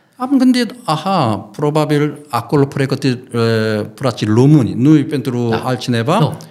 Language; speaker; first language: Romanian; non-native, learner; Korean